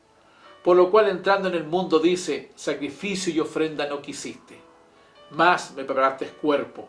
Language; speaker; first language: Spanish; native; Spanish